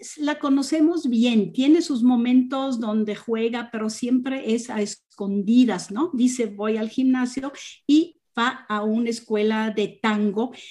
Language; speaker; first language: Spanish; non-native, fluent; German